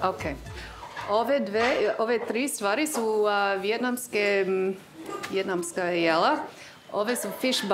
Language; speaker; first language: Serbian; non-native, learner; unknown